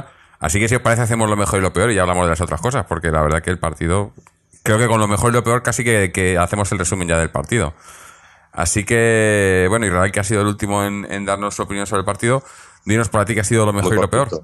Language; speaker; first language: Spanish; native; Spanish